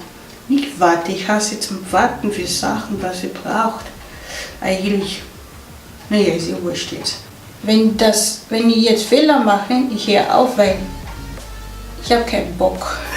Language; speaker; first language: German; non-native, fluent; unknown